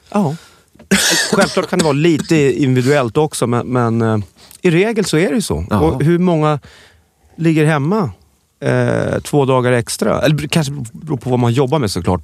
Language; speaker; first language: Swedish; native; Swedish